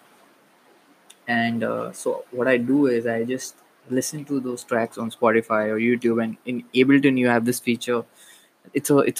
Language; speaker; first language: English; non-native, local second language; Marathi